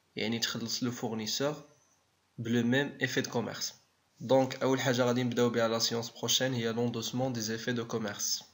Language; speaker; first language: French; non-native, local second language; Arabic